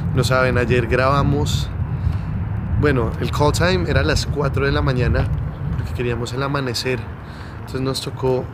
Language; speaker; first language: Spanish; native; Spanish